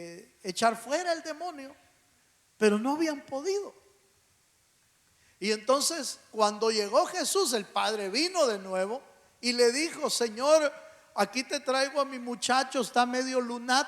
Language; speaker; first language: Spanish; native; Spanish